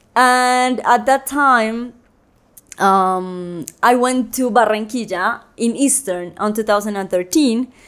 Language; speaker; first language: English; non-native, fluent; Spanish